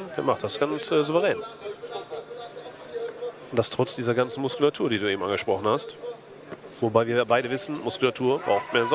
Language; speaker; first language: German; native; German